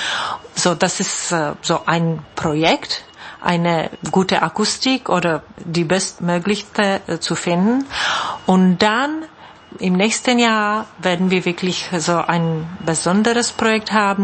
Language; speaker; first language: German; non-native, fluent; Czech